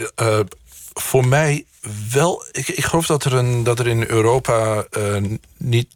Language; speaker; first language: Dutch; native; Dutch